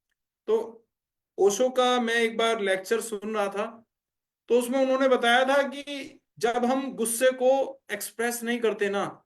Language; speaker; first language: Hindi; native; Hindi